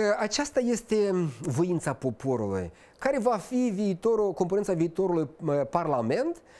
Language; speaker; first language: Romanian; native; Romanian